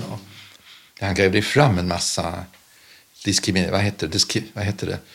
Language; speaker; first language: Swedish; early bilingual, other home language; German